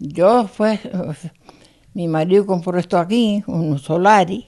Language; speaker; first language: Spanish; native; Spanish